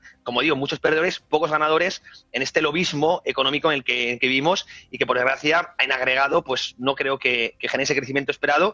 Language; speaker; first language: Spanish; native; Spanish